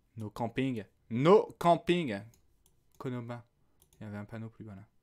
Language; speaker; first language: French; native; French